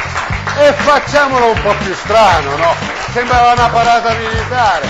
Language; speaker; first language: Italian; native; Italian